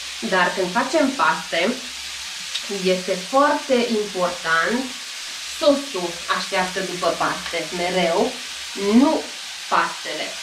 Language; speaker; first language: Romanian; non-native, local second language; Hungarian